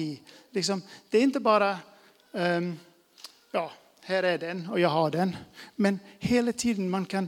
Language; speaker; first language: Swedish; non-native, fluent; English